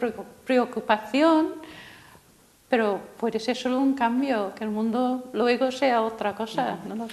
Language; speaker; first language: Spanish; non-native, fluent; English